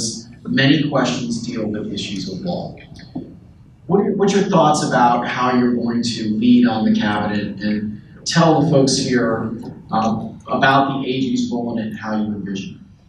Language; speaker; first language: English; native; English